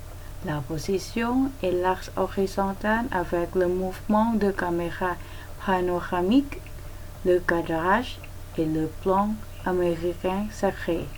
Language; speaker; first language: French; non-native, learner; Thai